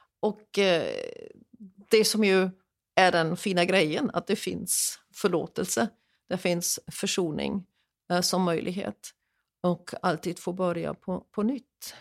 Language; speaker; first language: Swedish; non-native, fluent; German